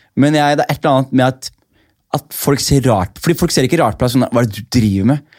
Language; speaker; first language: Norwegian; early bilingual, other home language; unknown